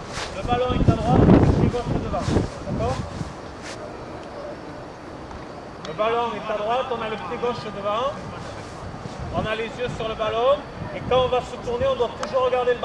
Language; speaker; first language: French; native; French